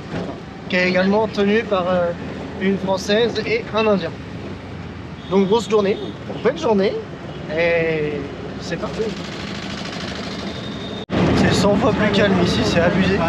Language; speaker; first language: French; native; French